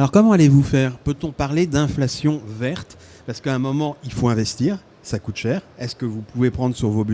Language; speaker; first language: French; native; French